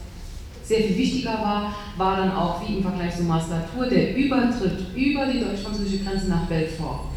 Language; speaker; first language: German; native; German